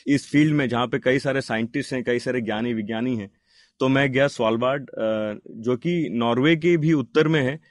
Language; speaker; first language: Hindi; non-native, local second language; Telugu